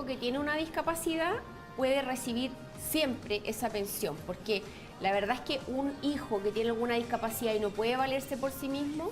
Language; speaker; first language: Spanish; native; Spanish